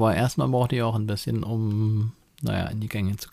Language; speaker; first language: German; native; German